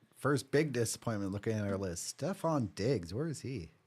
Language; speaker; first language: English; native; English